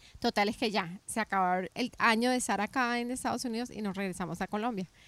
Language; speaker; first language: Spanish; native; Spanish